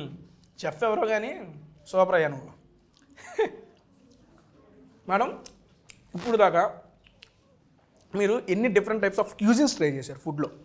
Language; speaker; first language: Telugu; native; Telugu